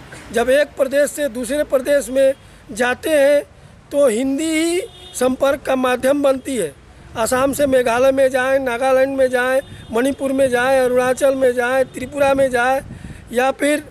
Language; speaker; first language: Hindi; native; Hindi